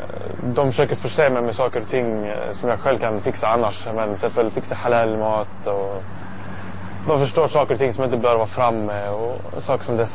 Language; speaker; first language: Swedish; non-native, learner; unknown